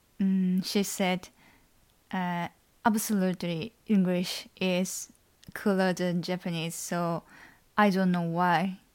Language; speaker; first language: English; non-native, learner; Japanese